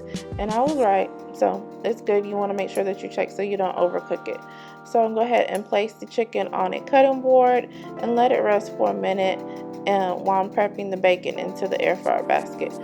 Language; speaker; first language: English; native; English